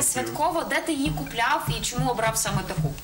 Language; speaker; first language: Ukrainian; native; Ukrainian